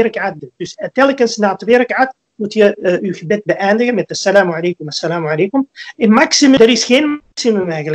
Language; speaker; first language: Dutch; early bilingual, other home language; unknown